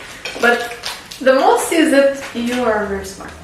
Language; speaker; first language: English; non-native, fluent; Albanian